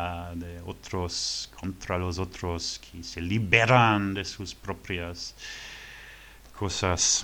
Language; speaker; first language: Spanish; non-native, learner; French